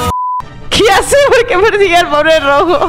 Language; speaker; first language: Spanish; native; Spanish